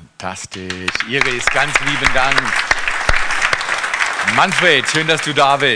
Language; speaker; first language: German; native; German